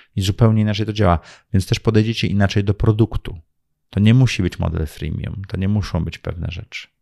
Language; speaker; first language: Polish; early bilingual, heritage; Polish